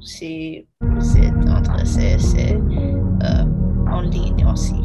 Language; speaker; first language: French; non-native, learner; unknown